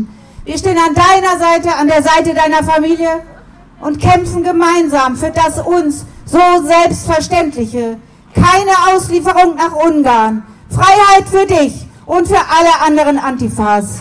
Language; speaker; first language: German; native; German